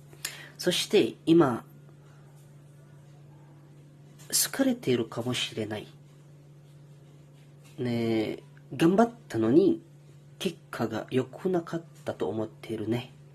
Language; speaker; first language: Japanese; non-native, learner; Indonesian